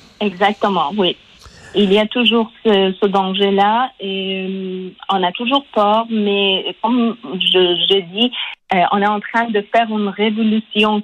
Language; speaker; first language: French; non-native, local second language; Persian